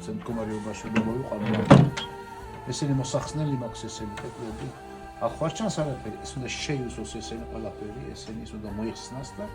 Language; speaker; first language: Georgian; non-native, local second language; Svan